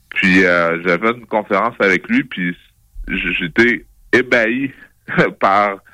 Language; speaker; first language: French; native; French